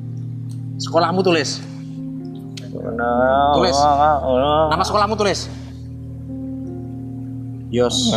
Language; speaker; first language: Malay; non-native, local second language; Javanese